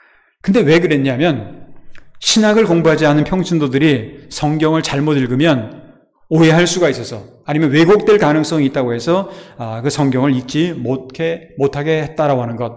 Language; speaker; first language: Korean; native; Korean